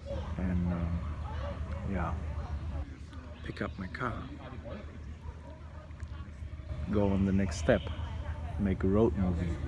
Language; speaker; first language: English; non-native, fluent; German